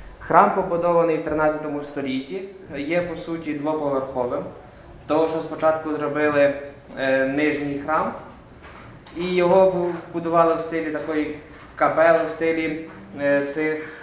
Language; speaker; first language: Ukrainian; native; Ukrainian